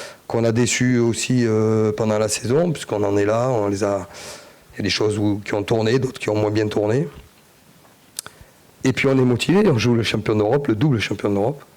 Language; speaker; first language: French; native; French